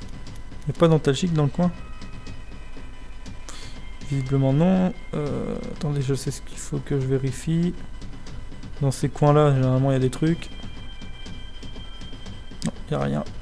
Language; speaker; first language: French; native; French